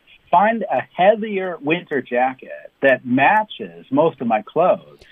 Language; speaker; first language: English; native; English